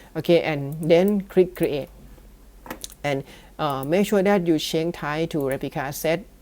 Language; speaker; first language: English; non-native, learner; Thai